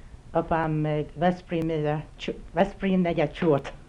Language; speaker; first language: Hungarian; early bilingual, heritage; Hungarian